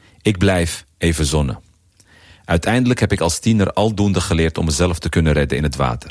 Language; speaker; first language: Dutch; early bilingual, other home language; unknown